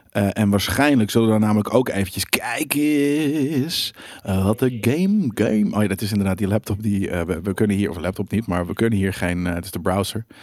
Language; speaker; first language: Dutch; native; Dutch